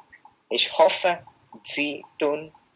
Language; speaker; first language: German; non-native, learner; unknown